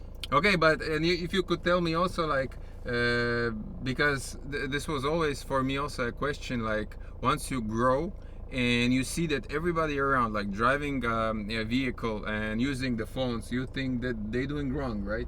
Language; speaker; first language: English; non-native, fluent; Polish